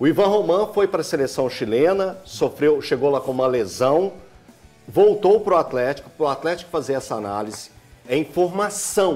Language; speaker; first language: Portuguese; native; Portuguese